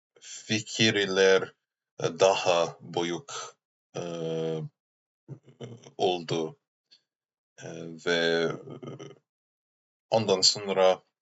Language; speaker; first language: Turkish; non-native, learner; English